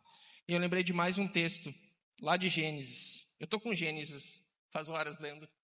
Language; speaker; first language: Portuguese; native; Portuguese